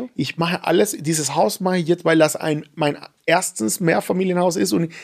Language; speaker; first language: German; non-native, fluent; Spanish